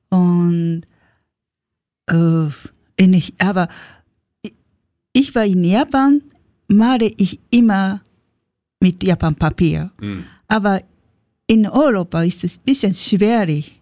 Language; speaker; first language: German; non-native, learner; Japanese